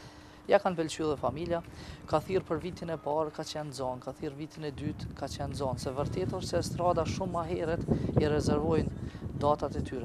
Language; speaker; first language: Albanian; native; Albanian